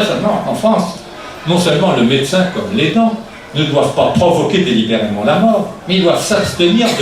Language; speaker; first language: French; native; French